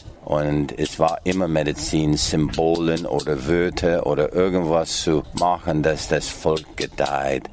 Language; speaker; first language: German; non-native, fluent; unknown